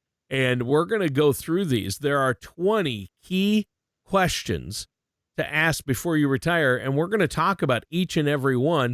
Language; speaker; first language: English; native; English